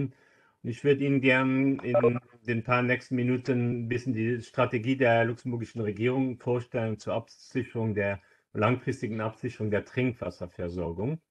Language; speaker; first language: German; non-native, local second language; Luxembourgish